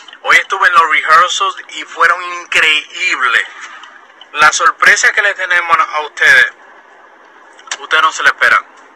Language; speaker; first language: Spanish; native; Spanish